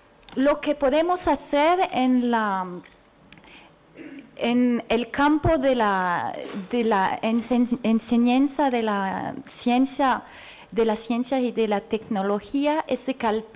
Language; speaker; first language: Spanish; non-native, learner; French